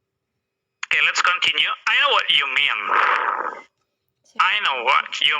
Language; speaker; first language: English; non-native, fluent; Indonesian